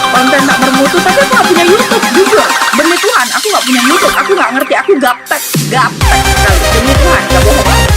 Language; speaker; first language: Indonesian; native; Indonesian